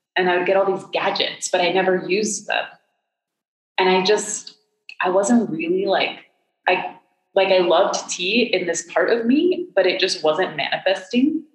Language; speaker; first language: English; native; English